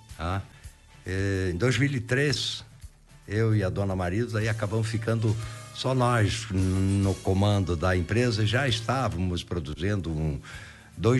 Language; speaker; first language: Portuguese; native; Portuguese